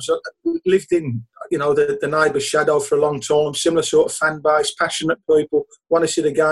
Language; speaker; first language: English; native; English